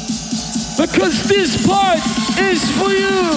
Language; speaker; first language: English; non-native, fluent; Swedish